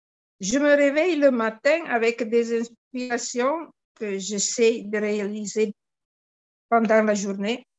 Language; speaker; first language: French; non-native, fluent; Italian